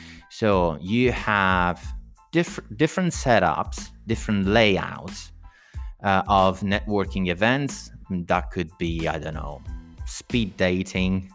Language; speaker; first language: English; non-native, fluent; Italian